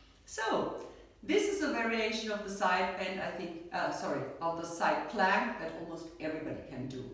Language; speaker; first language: English; non-native, fluent; German